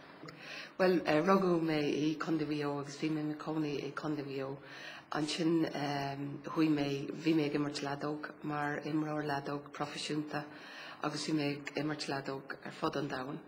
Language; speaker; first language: Irish; non-native, local second language; English